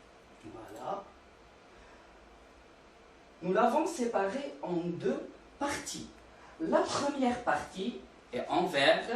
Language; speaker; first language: French; non-native, local second language; Arabic